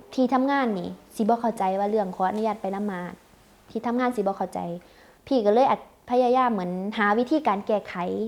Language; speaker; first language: Thai; native; Thai